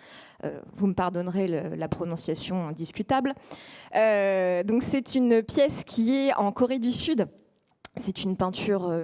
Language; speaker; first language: French; native; French